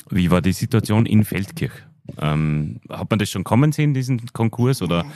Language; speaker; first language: German; native; German